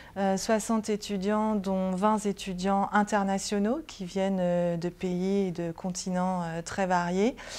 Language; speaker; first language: French; native; French